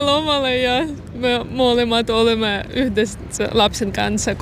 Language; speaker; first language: Finnish; non-native, learner; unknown